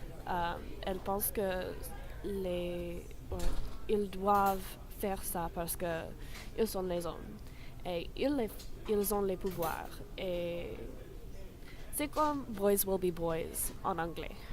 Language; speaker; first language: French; non-native, learner; English